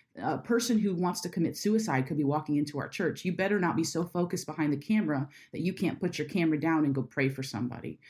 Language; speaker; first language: English; native; English